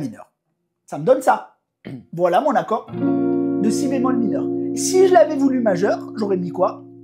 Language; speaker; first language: French; native; French